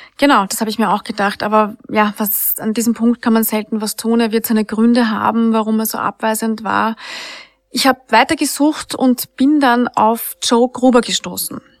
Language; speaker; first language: German; native; German